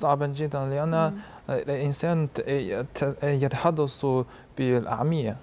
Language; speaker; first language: Arabic; non-native, learner; Chinese